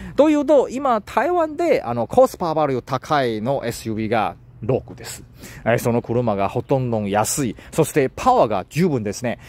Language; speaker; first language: Japanese; non-native, learner; Chinese